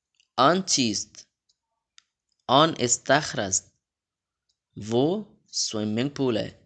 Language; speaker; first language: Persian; non-native, fluent; Urdu